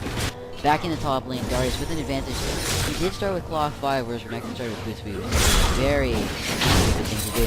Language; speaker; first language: English; native; English